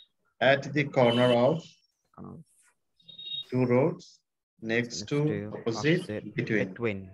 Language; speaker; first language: English; non-native, fluent; Bangla